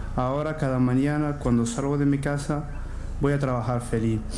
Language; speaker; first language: Spanish; non-native, learner; Arabic